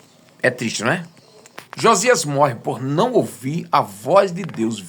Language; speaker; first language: Portuguese; native; Portuguese